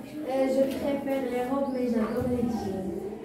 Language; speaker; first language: French; non-native, learner; Arabic